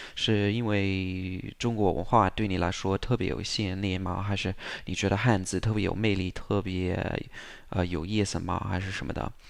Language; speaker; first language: Chinese; non-native, fluent; English